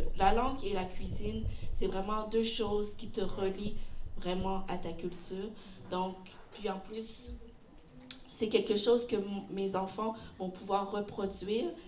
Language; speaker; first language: French; native; French